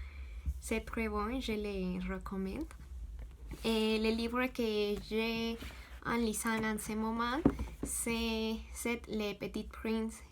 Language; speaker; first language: French; non-native, learner; Spanish